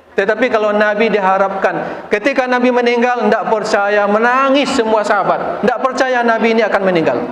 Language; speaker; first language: Malay; non-native, local second language; Minangkabau